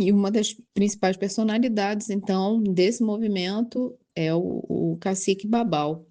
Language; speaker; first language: Portuguese; native; Portuguese